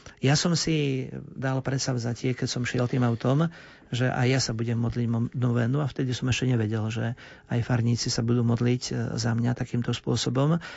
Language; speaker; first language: Slovak; native; Slovak